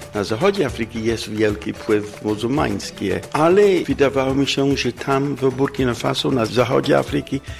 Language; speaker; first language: Polish; non-native, fluent; English